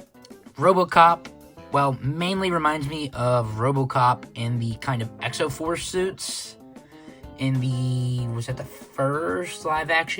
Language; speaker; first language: English; native; English